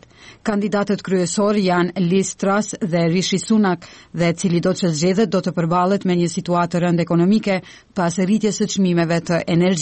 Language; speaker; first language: Albanian; native; Albanian